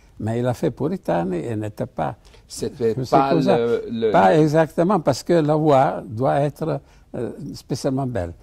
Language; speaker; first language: French; non-native, fluent; Italian